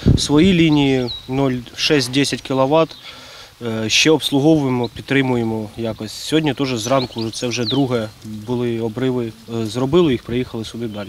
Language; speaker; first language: Ukrainian; native; Ukrainian